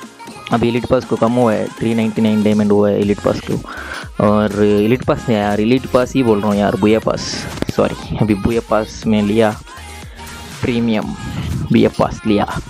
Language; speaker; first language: Hindi; non-native, local second language; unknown